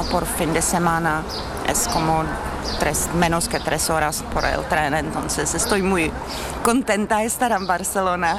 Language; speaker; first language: Spanish; non-native, fluent; Czech